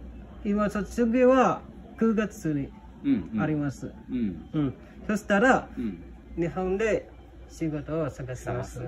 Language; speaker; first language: Japanese; non-native, learner; Indonesian